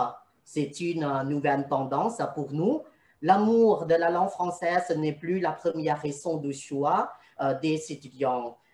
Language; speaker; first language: French; non-native, fluent; Thai